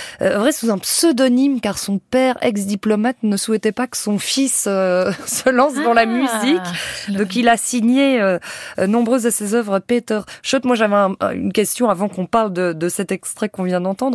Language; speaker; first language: French; native; French